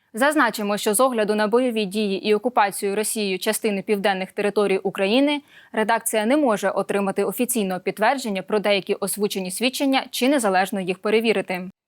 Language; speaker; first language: Ukrainian; native; Ukrainian